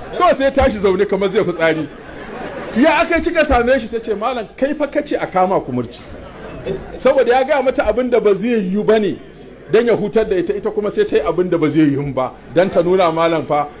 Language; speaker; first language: Hausa; native; Hausa